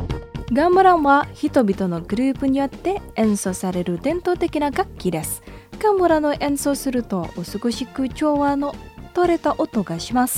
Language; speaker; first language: Japanese; non-native, fluent; Indonesian